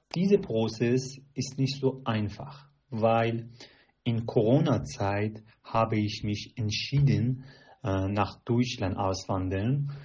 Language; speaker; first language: German; non-native, fluent; Persian